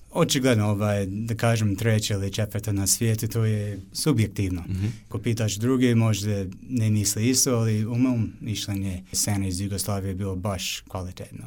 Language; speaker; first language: Bosnian; non-native, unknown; English